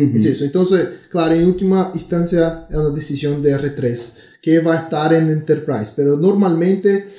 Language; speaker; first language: Spanish; non-native, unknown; Portuguese